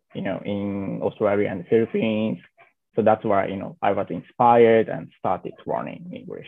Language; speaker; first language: English; non-native, learner; Japanese